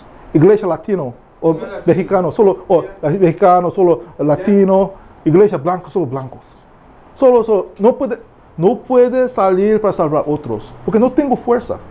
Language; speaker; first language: Spanish; non-native, learner; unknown